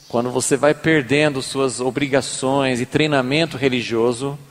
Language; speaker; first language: Portuguese; native; Portuguese